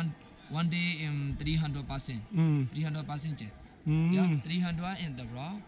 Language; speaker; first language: English; non-native, learner; Burmese